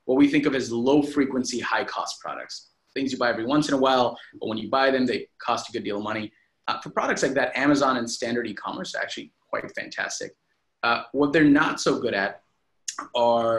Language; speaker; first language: English; non-native, local second language; Hindi